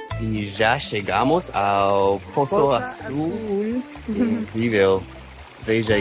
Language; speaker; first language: Portuguese; non-native, fluent; English